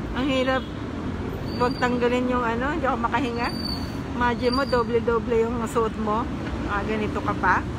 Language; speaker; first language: Filipino; native; Filipino